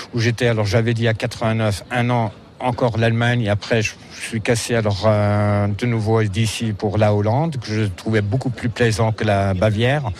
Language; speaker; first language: French; non-native, fluent; German